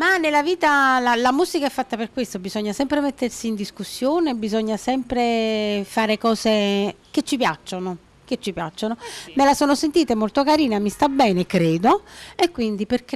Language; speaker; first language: Italian; native; Italian